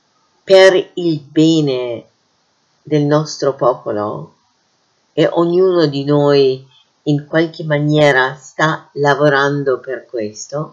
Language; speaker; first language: Italian; non-native, fluent; English